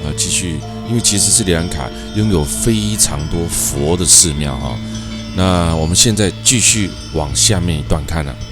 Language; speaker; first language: Chinese; native; Chinese